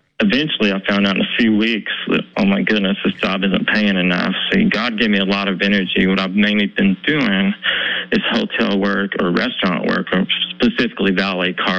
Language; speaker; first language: English; native; English